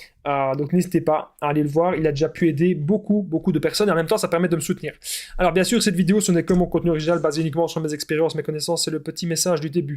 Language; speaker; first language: French; native; French